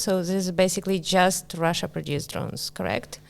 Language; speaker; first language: English; non-native, fluent; Ukrainian